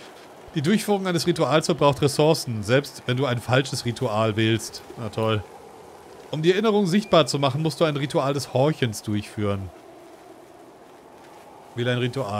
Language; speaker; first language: German; native; German